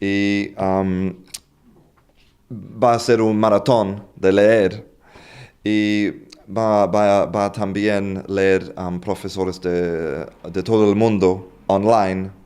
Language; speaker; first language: Spanish; non-native, fluent; English